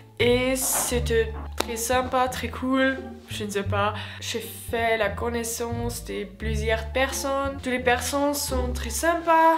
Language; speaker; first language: French; non-native, learner; Swiss German